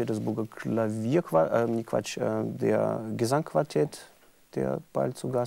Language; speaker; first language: German; non-native, fluent; Russian